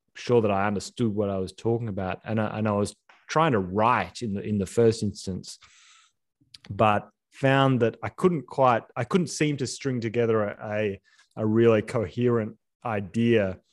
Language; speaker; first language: English; native; English